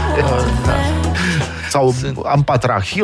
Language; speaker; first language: Romanian; native; Romanian